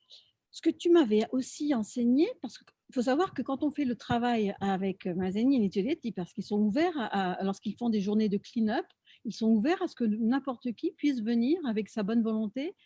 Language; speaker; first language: French; native; French